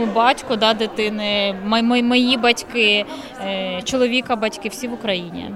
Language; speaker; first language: Polish; non-native, learner; Ukrainian